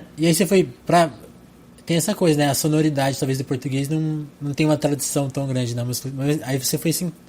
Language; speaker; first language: Portuguese; native; Portuguese